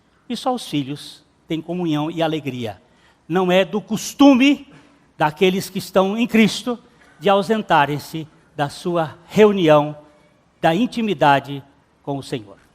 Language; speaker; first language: Portuguese; native; Portuguese